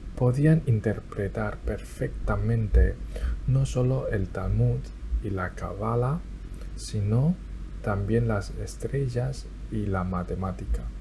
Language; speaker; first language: Spanish; non-native, fluent; Chinese